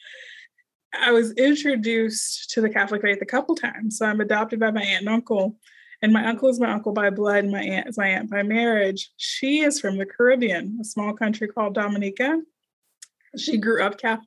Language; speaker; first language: English; native; English